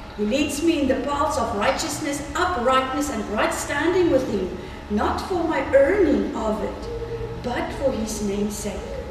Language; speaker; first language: English; non-native, local second language; Afrikaans